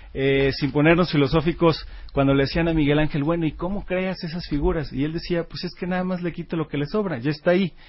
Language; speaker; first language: Spanish; native; Spanish